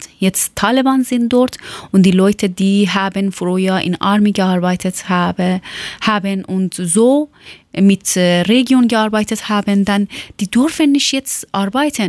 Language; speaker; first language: German; non-native, learner; Persian